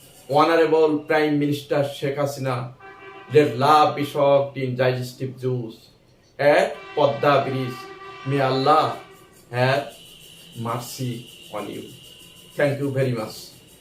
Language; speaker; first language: English; non-native, local second language; Bangla